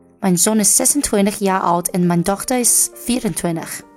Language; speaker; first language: Dutch; non-native, learner; Chinese